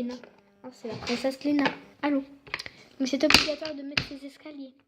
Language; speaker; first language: French; native; French